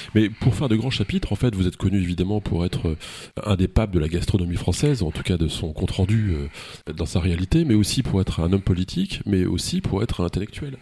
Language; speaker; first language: French; native; French